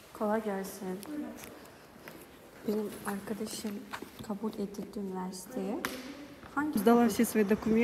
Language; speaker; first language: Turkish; non-native, learner; Russian